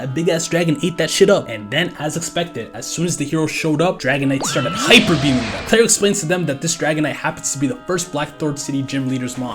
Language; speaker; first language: English; native; English